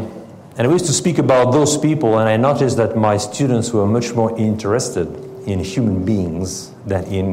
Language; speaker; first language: English; non-native, fluent; French